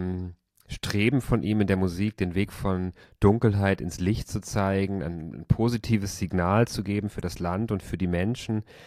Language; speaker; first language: German; native; German